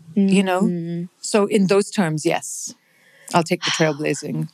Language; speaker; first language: English; non-native, local second language; Punjabi